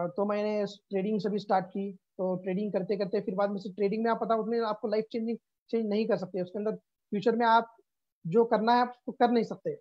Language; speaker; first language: Hindi; non-native, local second language; Urdu